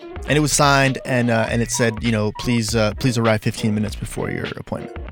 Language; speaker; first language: English; native; English